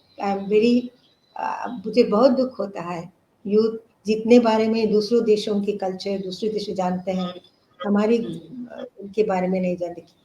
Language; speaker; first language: Hindi; non-native, local second language; Telugu